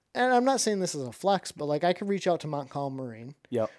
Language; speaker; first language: English; native; English